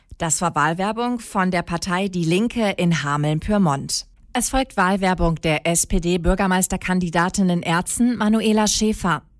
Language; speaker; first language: German; native; German